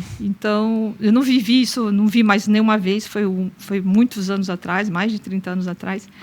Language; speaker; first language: Portuguese; native; Portuguese